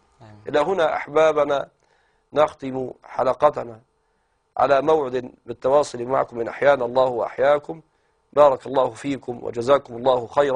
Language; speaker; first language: Arabic; native; Arabic